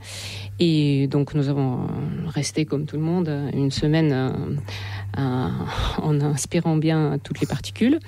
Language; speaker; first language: French; non-native, fluent; Russian